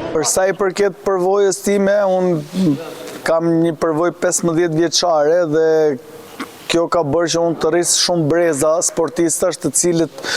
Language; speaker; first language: Albanian; native; Albanian